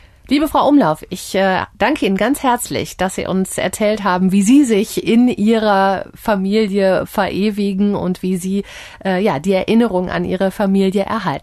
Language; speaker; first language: German; native; German